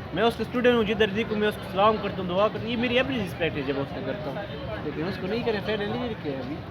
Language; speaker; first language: Urdu; non-native, local second language; Pashto